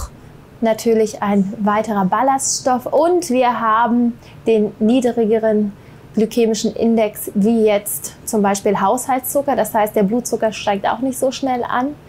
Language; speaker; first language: German; native; German